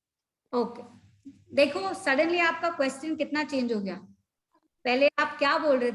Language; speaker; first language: Hindi; native; Hindi